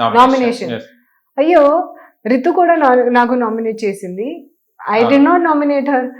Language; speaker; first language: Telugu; non-native, learner; Hindi